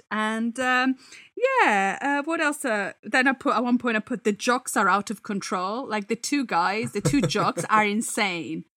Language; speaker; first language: English; non-native, fluent; Italian